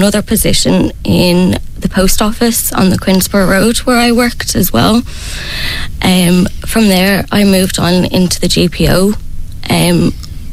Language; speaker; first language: English; native; English